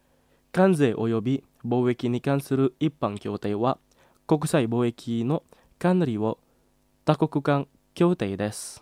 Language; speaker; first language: Japanese; non-native, fluent; Indonesian